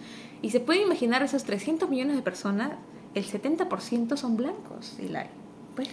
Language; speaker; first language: Spanish; early bilingual, heritage; Spanish